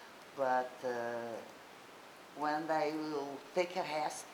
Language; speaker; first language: English; non-native, learner; Portuguese